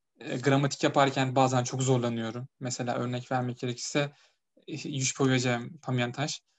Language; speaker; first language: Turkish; native; Turkish